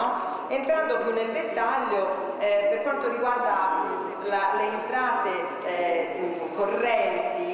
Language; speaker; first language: Italian; native; Italian